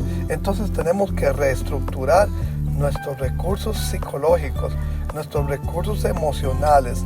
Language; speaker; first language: Spanish; native; Spanish